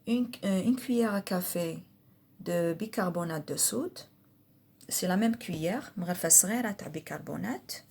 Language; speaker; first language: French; non-native, local second language; Arabic